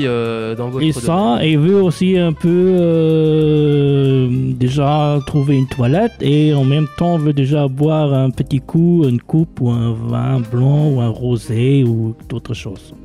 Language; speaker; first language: French; non-native, local second language; Luxembourgish